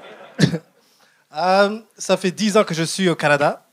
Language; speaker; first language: French; non-native, local second language; Kinyarwanda